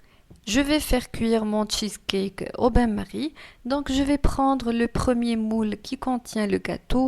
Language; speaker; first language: French; non-native, local second language; Arabic